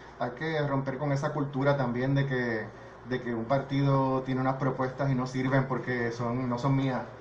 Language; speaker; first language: Spanish; native; Spanish